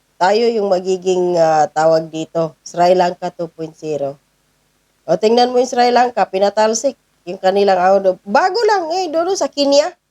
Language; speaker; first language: Filipino; native; Filipino